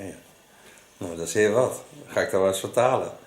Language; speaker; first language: Dutch; native; Dutch